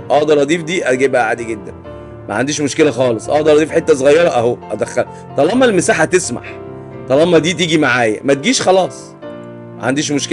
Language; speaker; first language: Arabic; native; Arabic